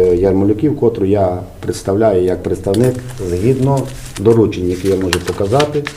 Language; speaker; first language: Ukrainian; native; Ukrainian